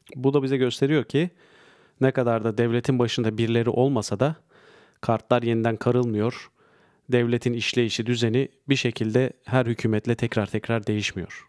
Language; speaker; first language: Turkish; native; Turkish